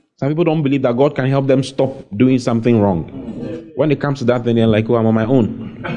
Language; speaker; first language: English; non-native, local second language; Akan